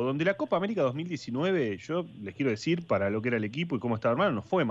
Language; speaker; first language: Spanish; native; Spanish